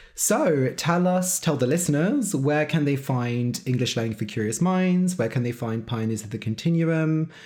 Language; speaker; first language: English; native; English